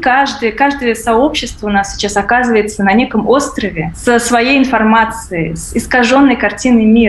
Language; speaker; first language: Russian; native; Russian